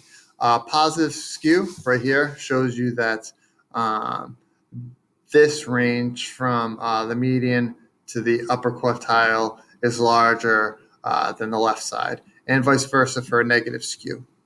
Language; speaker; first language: English; native; English